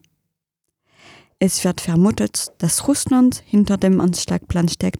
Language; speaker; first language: German; non-native, fluent; French